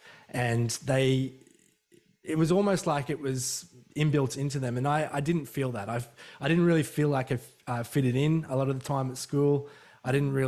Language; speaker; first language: English; native; English